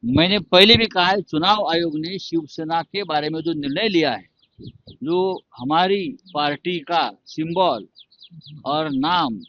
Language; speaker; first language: Hindi; non-native, local second language; Marathi